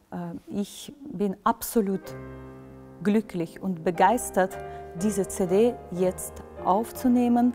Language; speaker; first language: German; non-native, fluent; Ukrainian